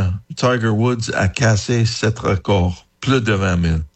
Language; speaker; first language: French; non-native, learner; English